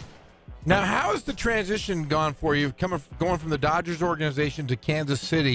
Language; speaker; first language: English; native; English